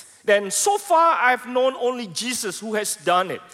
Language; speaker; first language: English; non-native, fluent; Indonesian